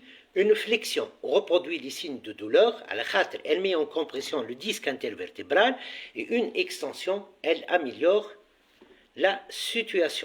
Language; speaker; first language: French; non-native, local second language; Arabic